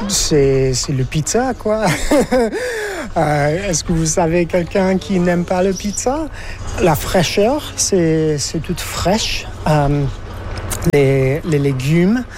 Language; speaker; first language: French; non-native, fluent; English